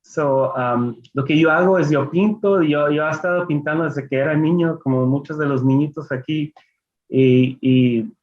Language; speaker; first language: Spanish; early bilingual, heritage; Spanish